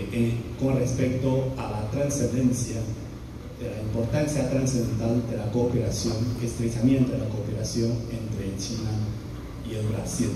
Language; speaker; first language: Spanish; non-native, fluent; Chinese